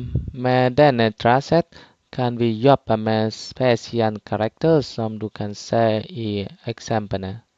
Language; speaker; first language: Norwegian; non-native, fluent; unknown